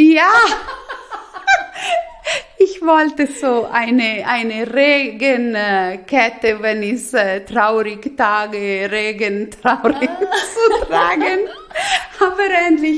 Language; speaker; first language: German; non-native, local second language; Italian